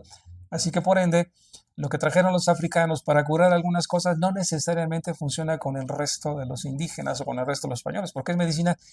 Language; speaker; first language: Spanish; native; Spanish